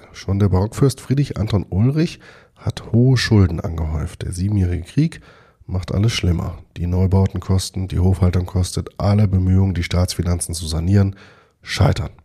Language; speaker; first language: German; native; German